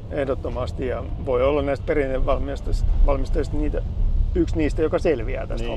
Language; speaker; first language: Finnish; native; Finnish